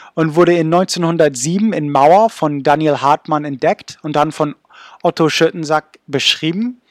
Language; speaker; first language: German; non-native, fluent; English